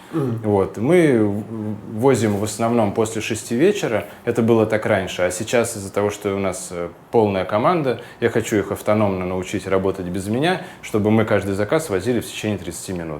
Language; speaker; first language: Russian; native; Russian